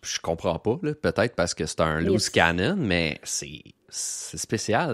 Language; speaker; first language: French; native; French